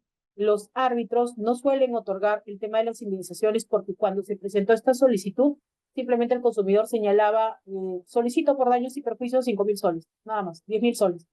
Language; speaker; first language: Spanish; native; Spanish